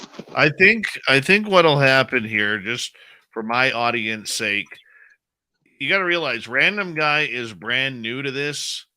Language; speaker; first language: English; native; English